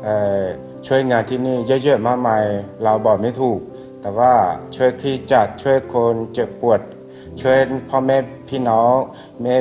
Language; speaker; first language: Thai; non-native, local second language; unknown